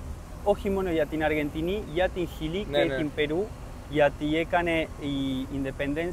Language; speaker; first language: Greek; early bilingual, heritage; Spanish